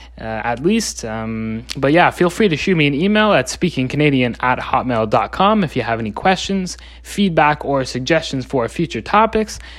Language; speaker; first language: English; native; English